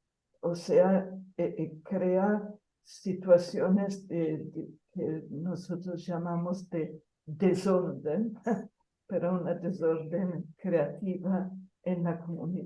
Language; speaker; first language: Spanish; non-native, fluent; Italian